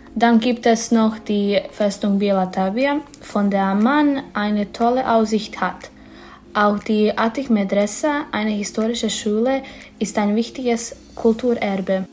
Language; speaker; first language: German; non-native, learner; Bosnian